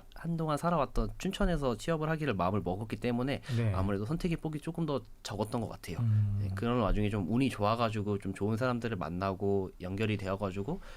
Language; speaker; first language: Korean; native; Korean